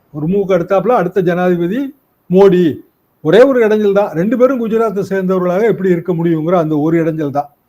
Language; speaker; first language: Tamil; native; Tamil